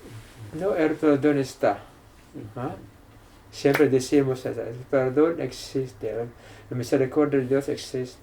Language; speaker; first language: Spanish; non-native, fluent; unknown